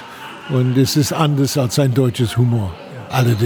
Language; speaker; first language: German; non-native, fluent; English